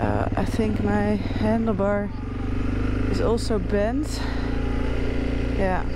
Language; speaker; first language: English; non-native, fluent; Dutch